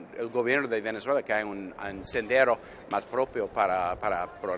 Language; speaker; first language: Spanish; non-native, fluent; English